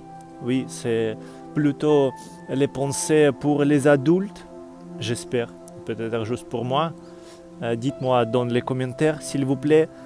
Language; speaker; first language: French; non-native, learner; Russian